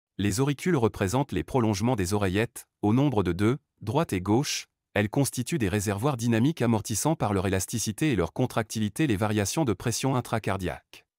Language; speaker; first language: French; non-native, local second language; Arabic